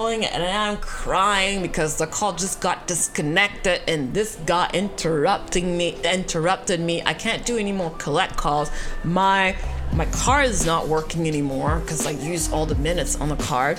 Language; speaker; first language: English; non-native, fluent; French